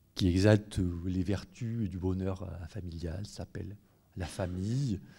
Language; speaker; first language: French; native; French